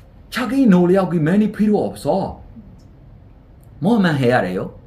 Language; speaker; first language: Korean; non-native, fluent; Burmese